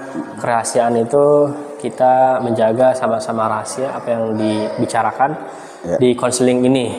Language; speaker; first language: Indonesian; native; Indonesian